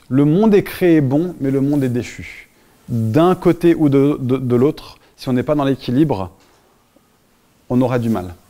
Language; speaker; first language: French; native; French